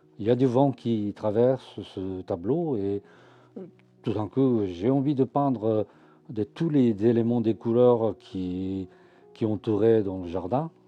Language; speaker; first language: French; non-native, fluent; Japanese